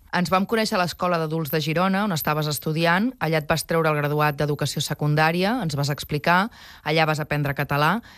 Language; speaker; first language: Catalan; native; Catalan